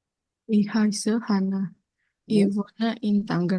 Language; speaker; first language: German; non-native, learner; Indonesian